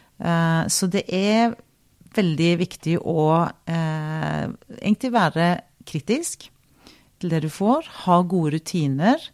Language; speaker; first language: Norwegian; native; Norwegian